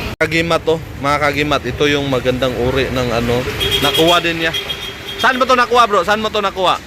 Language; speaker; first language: Filipino; non-native, local second language; Cebuano